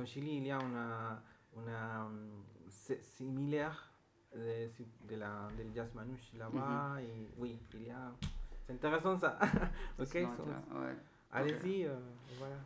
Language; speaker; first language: French; non-native, learner; Spanish